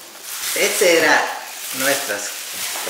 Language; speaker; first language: Spanish; non-native, local second language; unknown